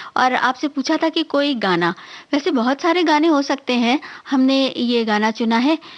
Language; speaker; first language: Hindi; native; Hindi